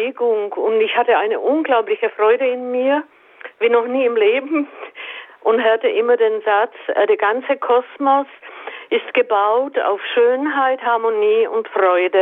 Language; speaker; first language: German; native; German